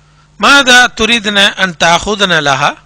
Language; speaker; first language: Arabic; non-native, fluent; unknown